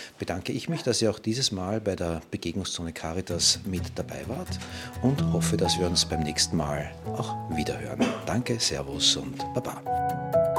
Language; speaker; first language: German; native; German